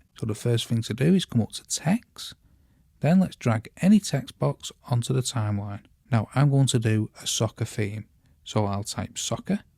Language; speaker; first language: English; native; English